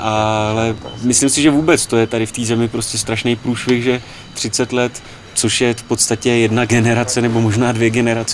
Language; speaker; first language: Czech; native; Czech